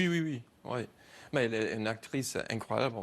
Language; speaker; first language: French; non-native, learner; English